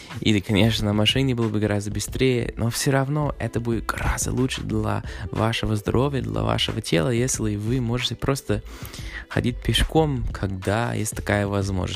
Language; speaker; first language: Russian; non-native, fluent; English